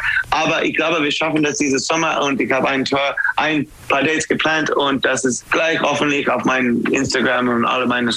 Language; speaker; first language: German; non-native, fluent; English